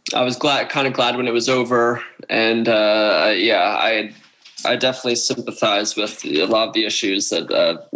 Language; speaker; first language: English; native; English